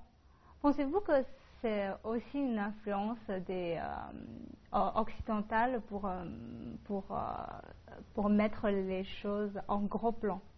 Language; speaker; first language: French; non-native, fluent; Chinese